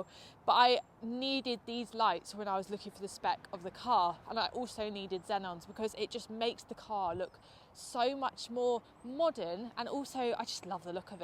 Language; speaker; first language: English; native; English